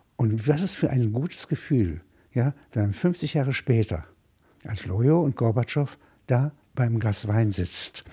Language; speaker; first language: German; native; German